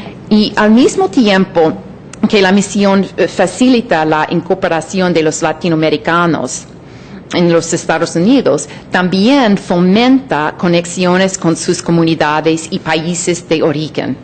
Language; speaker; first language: Spanish; non-native, fluent; English